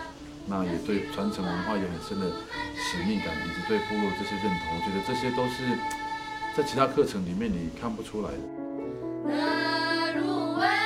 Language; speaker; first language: Chinese; native; Chinese